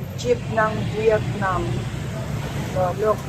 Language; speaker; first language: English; non-native, local second language; Filipino